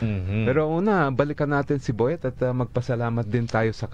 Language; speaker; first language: Filipino; native; Filipino